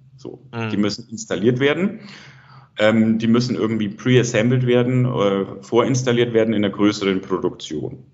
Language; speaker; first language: German; native; German